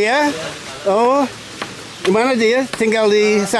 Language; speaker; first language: Indonesian; non-native, fluent; English